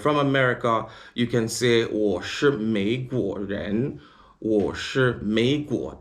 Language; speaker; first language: Chinese; non-native, learner; English